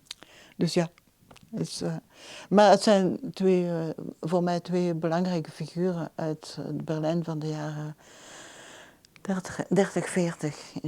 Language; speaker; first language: Dutch; non-native, local second language; French